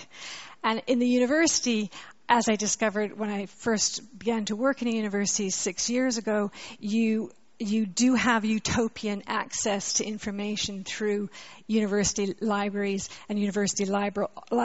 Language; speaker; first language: English; native; English